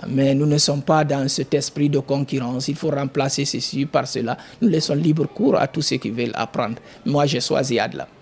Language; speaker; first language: French; non-native, local second language; Fula